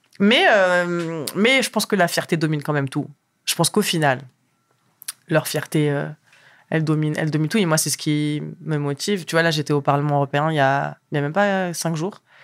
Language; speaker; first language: French; early bilingual, other home language; Arabic